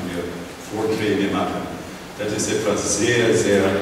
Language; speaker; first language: German; non-native, fluent; Czech